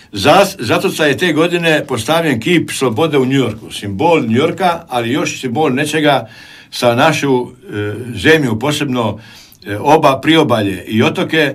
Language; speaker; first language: Croatian; native; Croatian